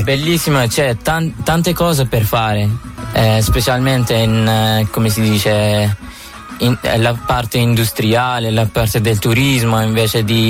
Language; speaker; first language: Italian; non-native, fluent; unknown